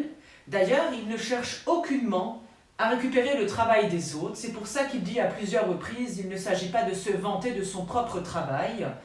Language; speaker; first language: French; native; French